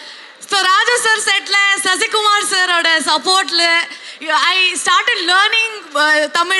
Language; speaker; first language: Tamil; non-native, local second language; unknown